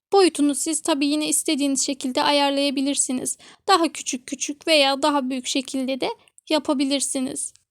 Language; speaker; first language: Turkish; native; Turkish